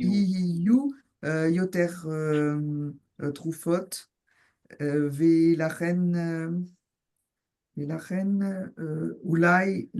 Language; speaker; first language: Hebrew; non-native, learner; French